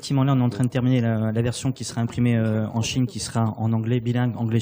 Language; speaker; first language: French; native; French